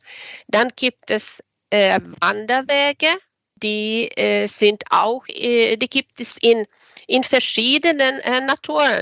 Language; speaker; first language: German; non-native, fluent; Swedish